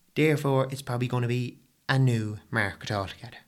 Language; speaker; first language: English; native; English